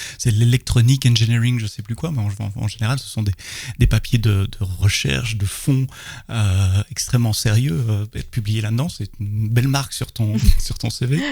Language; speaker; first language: French; native; French